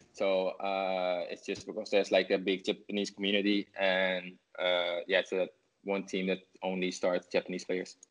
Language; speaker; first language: English; non-native, fluent; Dutch